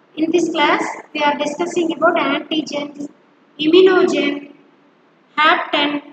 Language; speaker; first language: English; non-native, local second language; Tamil